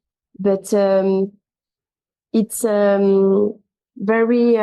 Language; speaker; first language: English; non-native, learner; French